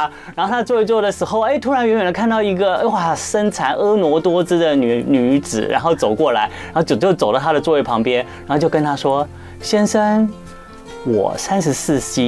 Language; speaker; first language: Chinese; native; Chinese